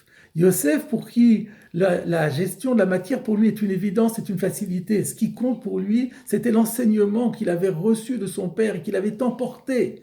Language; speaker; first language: French; native; French